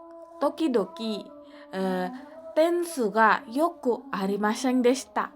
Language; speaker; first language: Japanese; non-native, learner; Indonesian